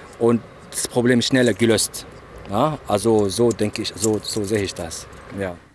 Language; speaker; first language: German; non-native, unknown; Arabic